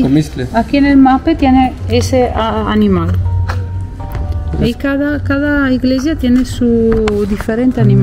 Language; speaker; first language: Spanish; non-native, fluent; Italian